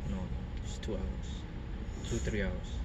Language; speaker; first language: English; early bilingual, other home language; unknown